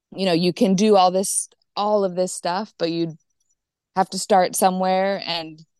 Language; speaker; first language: English; native; English